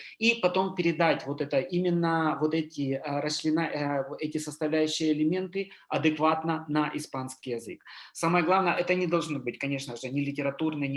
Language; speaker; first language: Russian; native; Russian